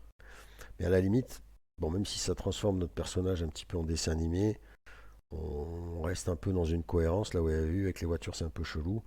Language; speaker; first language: French; native; French